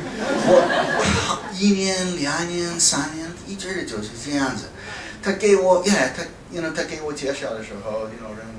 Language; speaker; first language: Chinese; non-native, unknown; English